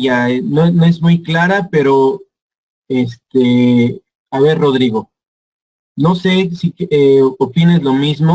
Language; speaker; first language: Spanish; native; Spanish